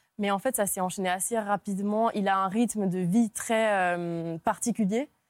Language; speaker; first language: French; early bilingual, other home language; Hungarian